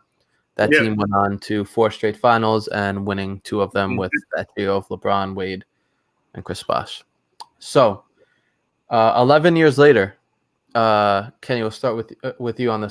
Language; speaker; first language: English; native; English